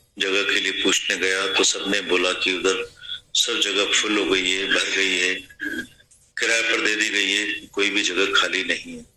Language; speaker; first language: Hindi; non-native, local second language; Sindhi